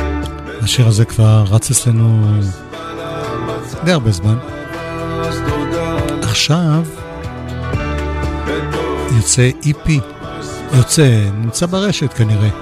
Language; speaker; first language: Hebrew; native; Hebrew